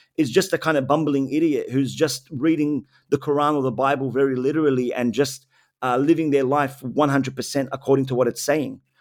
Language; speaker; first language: English; native; English